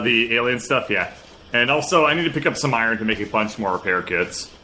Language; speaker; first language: English; native; English